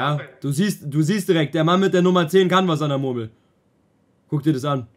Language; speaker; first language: German; native; German